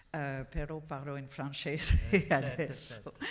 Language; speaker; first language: Italian; non-native, fluent; French